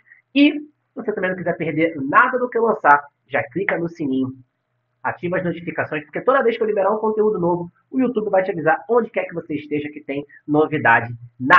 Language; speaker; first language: Portuguese; native; Portuguese